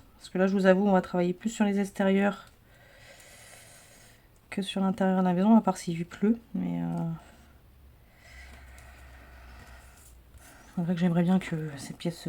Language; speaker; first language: French; native; French